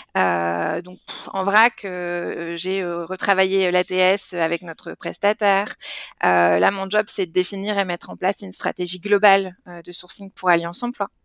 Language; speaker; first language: French; native; French